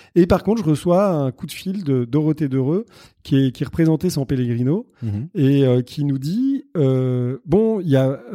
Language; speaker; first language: French; native; French